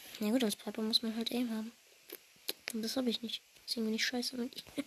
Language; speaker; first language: German; native; German